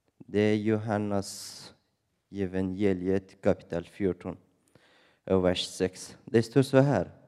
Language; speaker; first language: Swedish; non-native, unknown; Persian